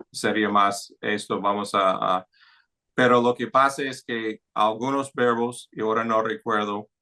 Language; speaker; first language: Spanish; non-native, fluent; English